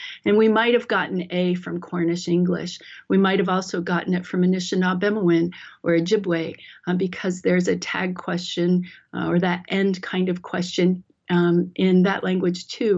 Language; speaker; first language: English; native; English